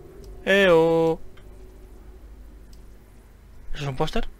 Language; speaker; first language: Spanish; native; Spanish